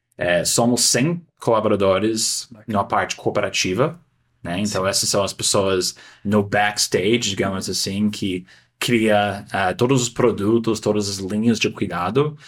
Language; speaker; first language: Portuguese; non-native, fluent; English